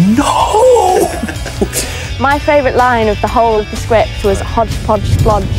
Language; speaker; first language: English; native; English